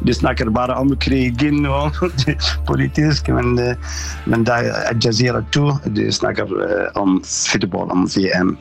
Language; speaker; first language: Norwegian; non-native, learner; Arabic